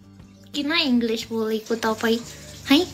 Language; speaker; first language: Nepali; non-native, learner; Hindi